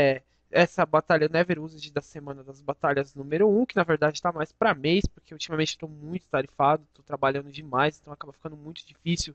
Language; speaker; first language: Portuguese; native; Portuguese